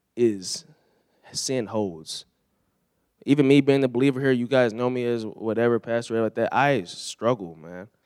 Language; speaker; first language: English; native; English